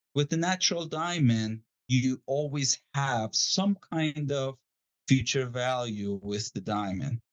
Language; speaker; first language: English; non-native, fluent; Persian